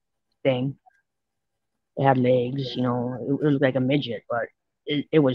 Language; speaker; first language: English; native; English